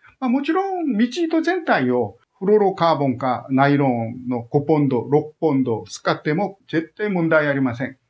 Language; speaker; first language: Japanese; non-native, fluent; Korean